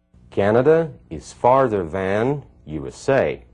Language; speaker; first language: English; non-native, fluent; Portuguese